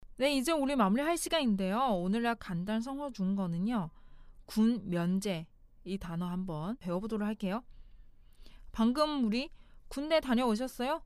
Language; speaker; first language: Korean; non-native, fluent; Chinese